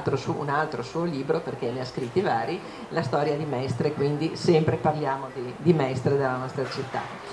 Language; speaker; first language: Italian; native; Italian